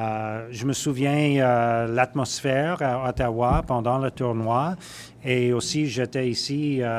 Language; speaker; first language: French; non-native, learner; English